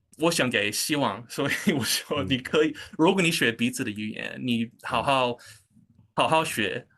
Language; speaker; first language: Chinese; non-native, fluent; English